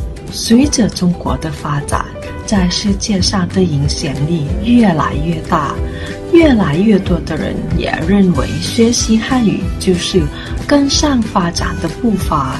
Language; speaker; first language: Chinese; non-native, fluent; Thai